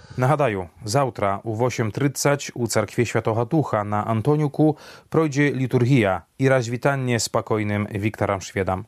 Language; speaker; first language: Belarusian; native; Belarusian